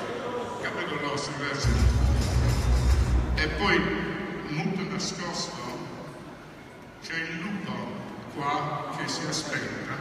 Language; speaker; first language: Italian; non-native, fluent; English